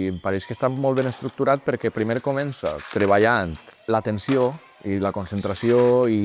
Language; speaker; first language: Catalan; native; Catalan